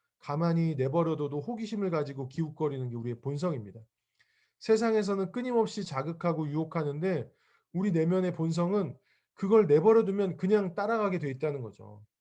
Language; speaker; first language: Korean; native; Korean